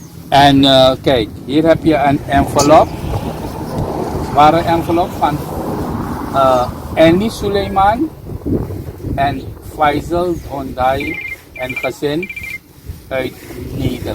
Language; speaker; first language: Dutch; non-native, local second language; Caribbean Hindustani